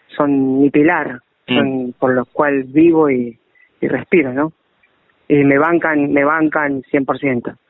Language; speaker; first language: Spanish; native; Spanish